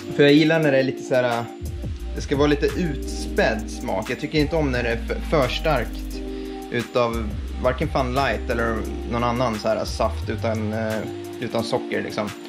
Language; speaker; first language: Swedish; early bilingual, other home language; Estonian